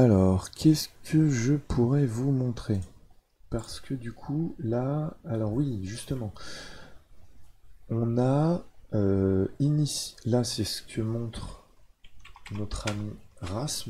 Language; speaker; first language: French; native; French